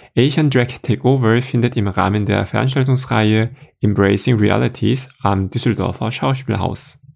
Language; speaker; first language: German; non-native, fluent; Korean